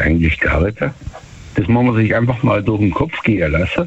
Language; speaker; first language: German; native; German